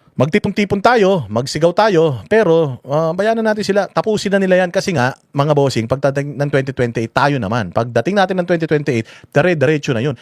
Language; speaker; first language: Filipino; native; Filipino